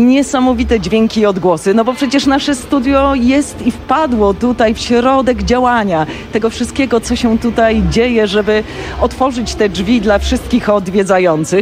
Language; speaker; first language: Polish; native; Polish